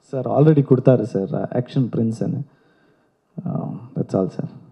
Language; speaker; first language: Tamil; non-native, learner; Kannada